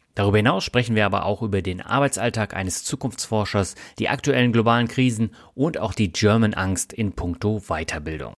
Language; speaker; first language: German; native; German